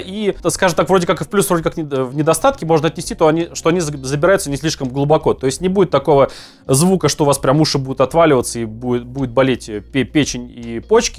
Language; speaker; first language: Russian; native; Russian